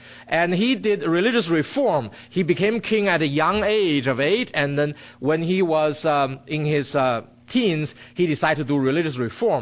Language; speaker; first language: English; non-native, fluent; Chinese